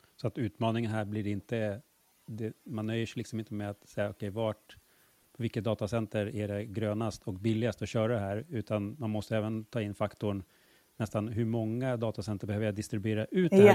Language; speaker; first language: Swedish; native; Swedish